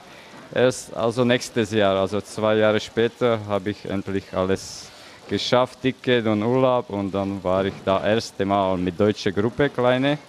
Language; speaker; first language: German; non-native, fluent; Slovak